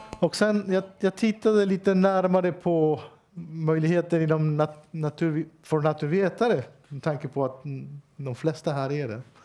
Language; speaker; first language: Swedish; non-native, fluent; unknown